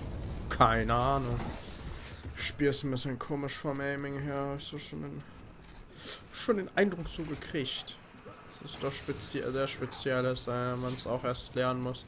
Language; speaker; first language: German; native; German